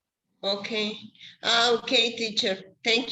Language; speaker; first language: English; non-native, learner; Spanish